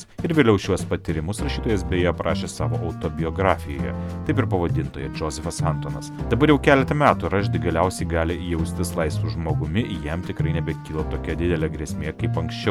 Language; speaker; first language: Lithuanian; native; Lithuanian